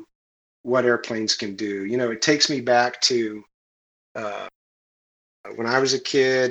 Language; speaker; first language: English; native; English